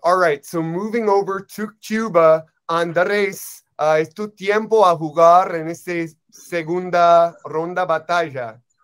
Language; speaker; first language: Spanish; non-native, learner; English